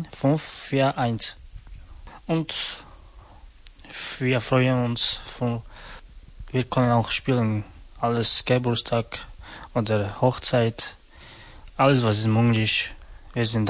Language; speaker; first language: German; non-native, learner; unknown